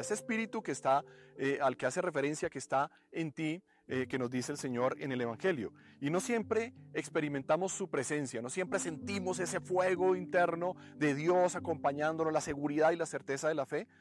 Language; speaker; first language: Spanish; native; Spanish